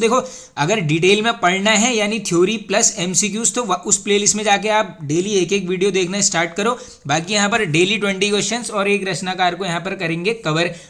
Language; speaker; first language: Hindi; native; Hindi